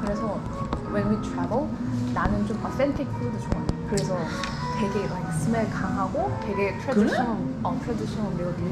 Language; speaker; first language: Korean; early bilingual, heritage; Korean